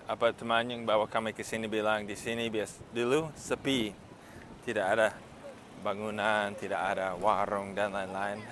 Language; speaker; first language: Indonesian; non-native, fluent; English